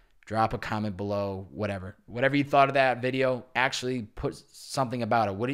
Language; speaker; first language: English; native; English